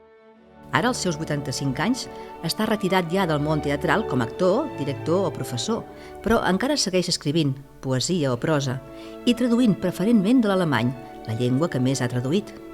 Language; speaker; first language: Catalan; native; Catalan